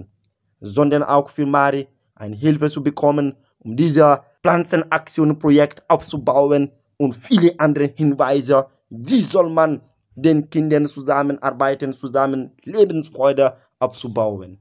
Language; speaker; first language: German; non-native, learner; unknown